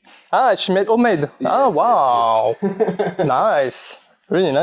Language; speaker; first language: English; non-native, learner; French